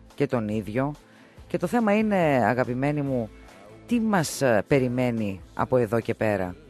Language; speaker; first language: Greek; native; Greek